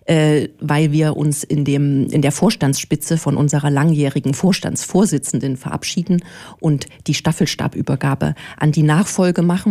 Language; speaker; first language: German; native; German